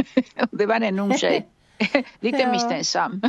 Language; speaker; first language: Swedish; non-native, fluent; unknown